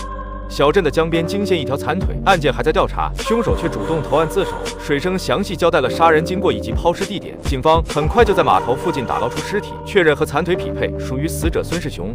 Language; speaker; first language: Chinese; native; Chinese